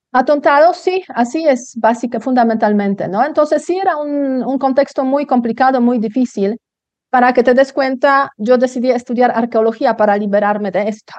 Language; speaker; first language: Spanish; non-native, fluent; Polish